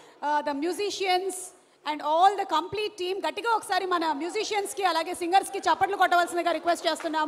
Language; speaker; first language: Telugu; native; Telugu